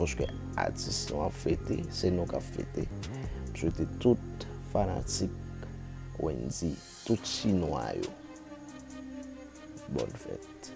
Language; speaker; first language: French; non-native, local second language; Haitian Creole